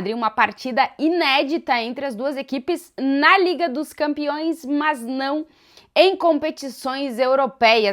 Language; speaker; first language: Portuguese; native; Portuguese